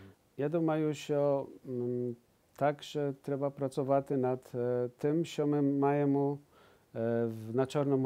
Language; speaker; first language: Ukrainian; non-native, learner; Polish